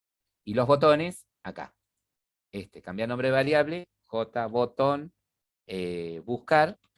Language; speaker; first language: Spanish; native; Spanish